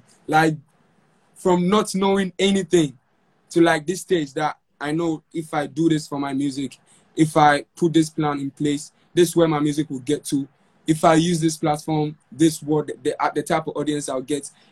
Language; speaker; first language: English; non-native, local second language; Akan